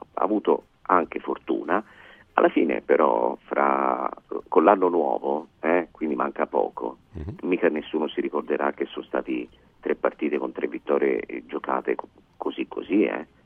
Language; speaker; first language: Italian; native; Italian